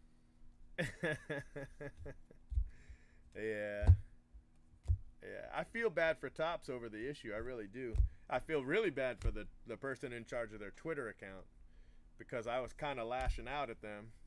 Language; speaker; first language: English; native; English